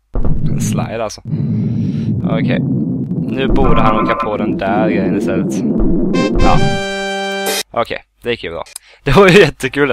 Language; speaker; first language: Swedish; native; Swedish